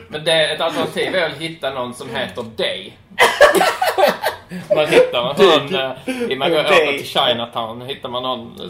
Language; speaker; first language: Swedish; native; Swedish